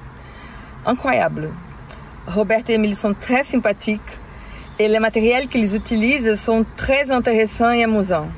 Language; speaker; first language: French; non-native, learner; Portuguese